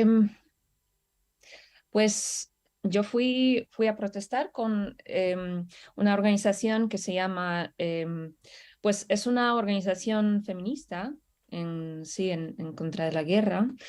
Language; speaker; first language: Spanish; non-native, fluent; Russian